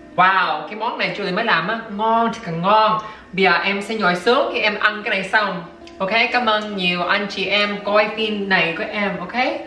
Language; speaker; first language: Vietnamese; early bilingual, heritage; Vietnamese